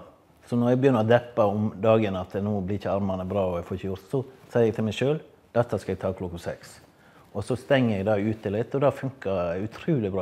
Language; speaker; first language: Norwegian; native; Norwegian